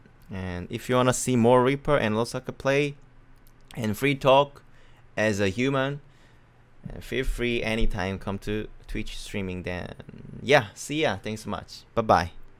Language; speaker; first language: English; non-native, learner; Korean